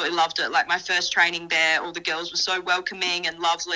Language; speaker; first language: English; native; English